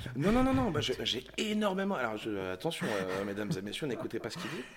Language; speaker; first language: French; native; French